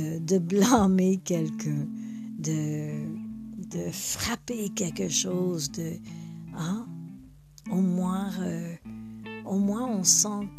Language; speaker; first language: French; non-native, fluent; English